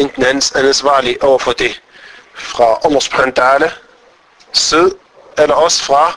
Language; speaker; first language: Danish; non-native, fluent; Arabic